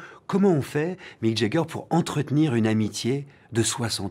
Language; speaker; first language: French; native; French